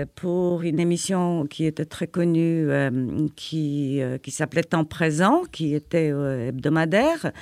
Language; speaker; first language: French; non-native, fluent; Polish